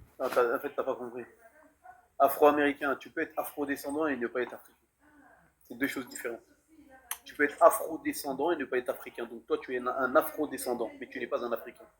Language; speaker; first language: French; native; French